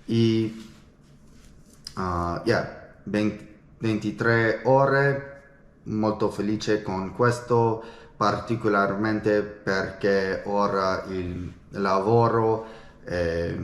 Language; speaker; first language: Italian; non-native, learner; English